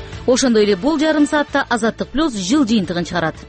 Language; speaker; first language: Kyrgyz; native; Kyrgyz